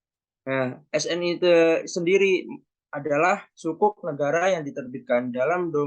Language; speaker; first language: Indonesian; native; Indonesian